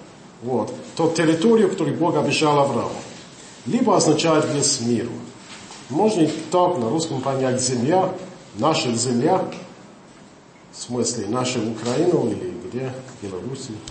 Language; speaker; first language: Russian; non-native, learner; English